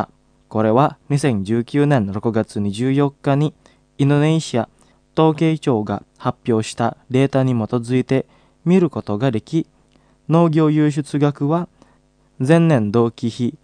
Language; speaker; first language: Japanese; non-native, fluent; Indonesian